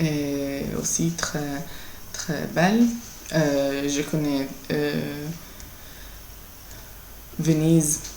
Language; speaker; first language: French; non-native, learner; Italian